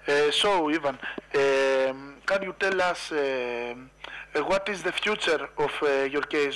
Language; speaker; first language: English; non-native, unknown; Greek